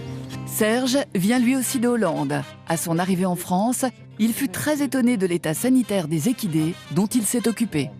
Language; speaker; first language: French; native; French